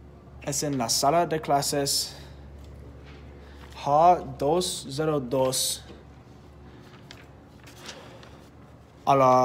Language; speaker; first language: Spanish; non-native, learner; English